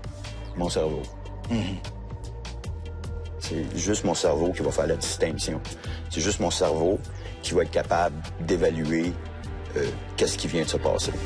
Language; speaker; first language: French; native; French